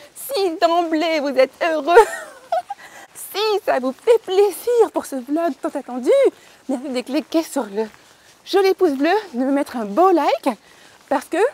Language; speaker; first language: French; native; French